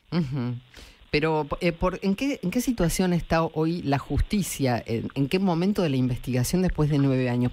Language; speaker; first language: Spanish; native; Spanish